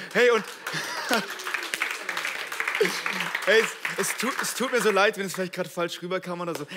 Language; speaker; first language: German; native; German